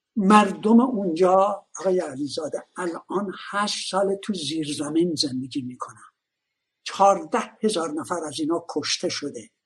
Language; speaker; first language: Persian; native; Persian